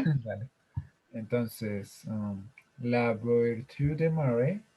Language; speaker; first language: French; non-native, learner; Spanish